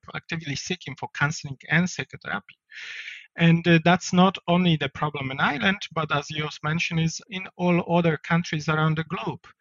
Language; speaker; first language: English; non-native, fluent; Polish